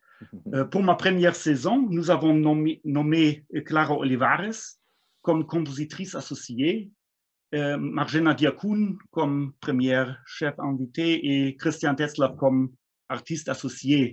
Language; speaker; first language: French; non-native, fluent; German